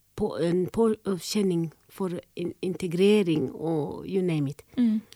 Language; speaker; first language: Norwegian; non-native, fluent; Somali